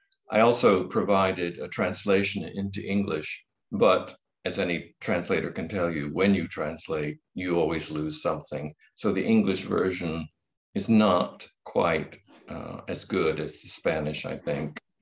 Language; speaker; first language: English; native; English